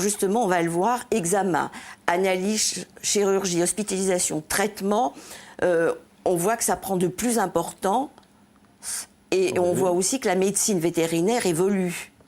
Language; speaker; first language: French; native; French